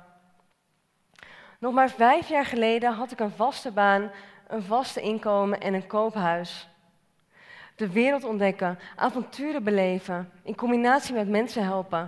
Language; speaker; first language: Dutch; native; Dutch